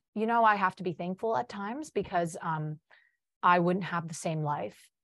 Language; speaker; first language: English; early bilingual, other home language; Polish